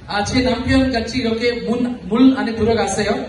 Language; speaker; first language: Korean; non-native, learner; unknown